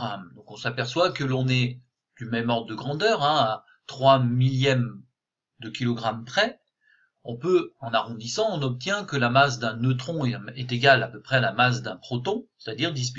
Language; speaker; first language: French; native; French